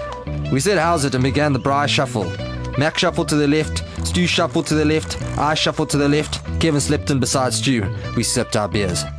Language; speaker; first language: English; native; English